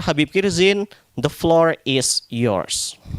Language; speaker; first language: English; non-native, fluent; Indonesian